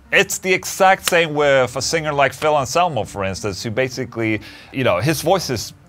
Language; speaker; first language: English; non-native, fluent; Swedish